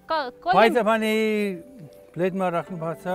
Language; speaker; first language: Nepali; non-native, learner; English